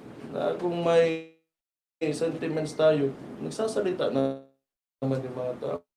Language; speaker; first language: Filipino; non-native, local second language; Cebuano